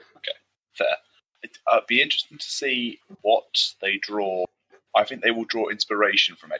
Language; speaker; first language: English; native; English